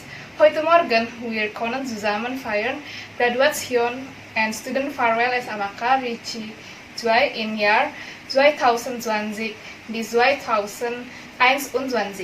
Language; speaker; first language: German; non-native, learner; Indonesian